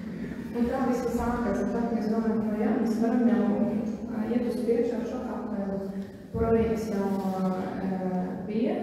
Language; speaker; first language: Latvian; non-native, learner; German